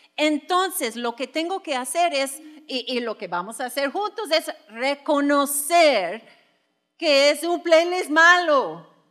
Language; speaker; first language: Spanish; non-native, fluent; English